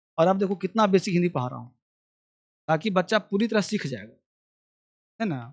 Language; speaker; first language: Hindi; non-native, local second language; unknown